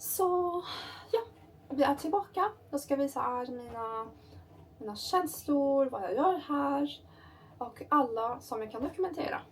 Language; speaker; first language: Swedish; non-native, learner; Turkish